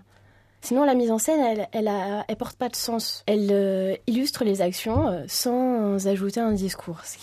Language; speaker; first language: French; native; French